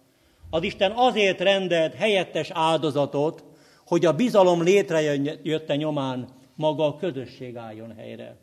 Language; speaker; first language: Hungarian; native; Hungarian